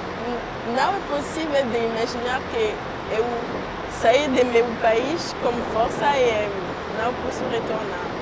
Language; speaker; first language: Portuguese; non-native, learner; French